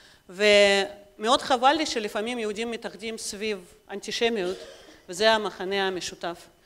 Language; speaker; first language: Hebrew; non-native, fluent; Russian